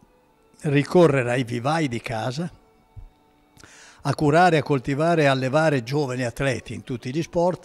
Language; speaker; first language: Italian; native; Italian